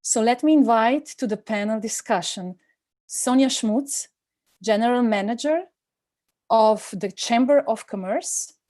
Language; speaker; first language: English; non-native, fluent; Slovenian